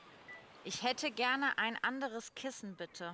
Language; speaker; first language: German; native; German